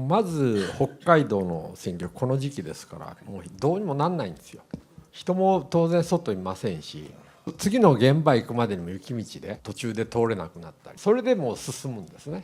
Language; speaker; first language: Japanese; native; Japanese